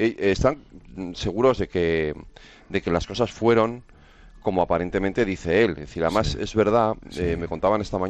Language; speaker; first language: Spanish; native; Spanish